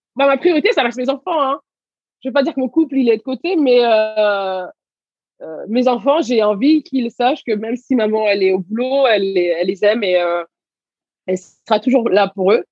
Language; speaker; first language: French; early bilingual, other home language; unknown